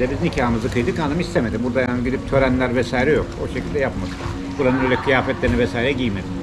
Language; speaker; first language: Turkish; native; Turkish